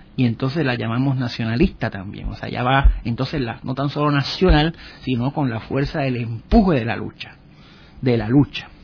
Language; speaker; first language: Spanish; native; Spanish